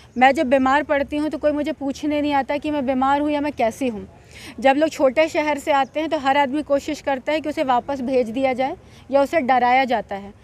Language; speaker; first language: Hindi; native; Hindi